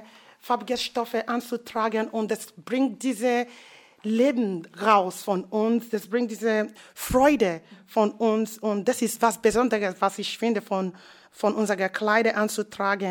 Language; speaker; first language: German; non-native, learner; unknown